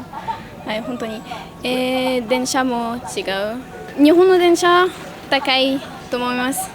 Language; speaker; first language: Japanese; non-native, learner; French